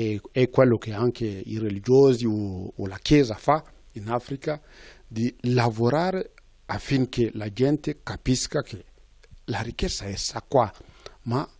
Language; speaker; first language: Italian; non-native, fluent; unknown